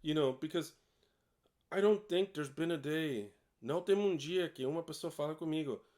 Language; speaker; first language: Portuguese; non-native, learner; English